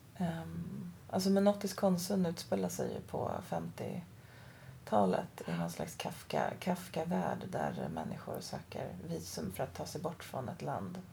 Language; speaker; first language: Swedish; early bilingual, other home language; Persian